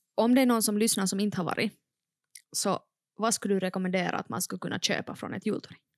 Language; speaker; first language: Swedish; native; Swedish